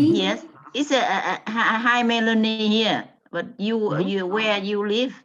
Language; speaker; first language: English; non-native, learner; Vietnamese